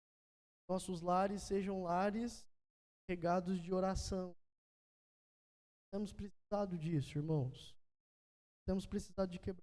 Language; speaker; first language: Portuguese; native; Portuguese